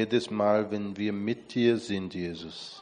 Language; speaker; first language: German; non-native, fluent; Portuguese